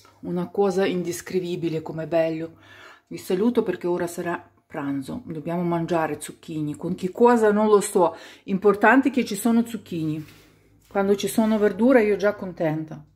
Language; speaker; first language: Italian; non-native, local second language; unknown